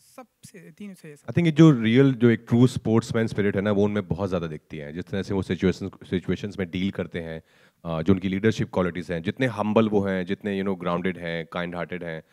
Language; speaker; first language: Hindi; native; Hindi